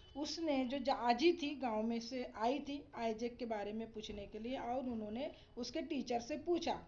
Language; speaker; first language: Hindi; non-native, local second language; Marathi